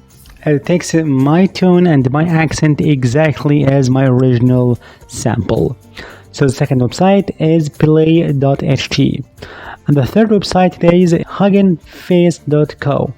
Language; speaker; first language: English; non-native, fluent; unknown